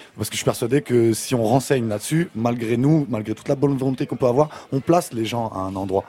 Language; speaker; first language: French; native; French